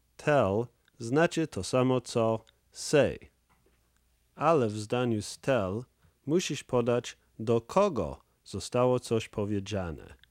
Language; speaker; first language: Polish; native; Polish